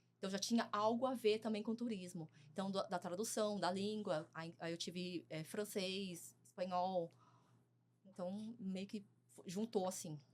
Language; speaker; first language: Portuguese; early bilingual, other home language; Chinese